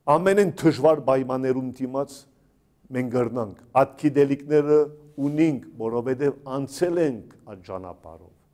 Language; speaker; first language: Armenian; native; Armenian